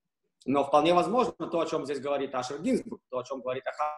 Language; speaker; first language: Russian; native; Russian